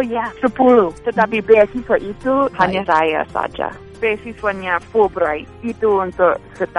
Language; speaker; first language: Indonesian; non-native, fluent; English